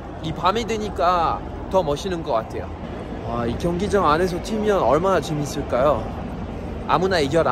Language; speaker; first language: Korean; non-native, fluent; French